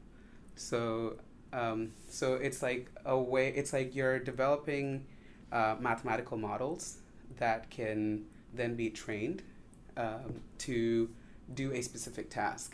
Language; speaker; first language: English; non-native, local second language; Tamil